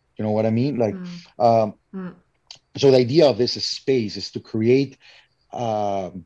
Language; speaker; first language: English; non-native, fluent; Spanish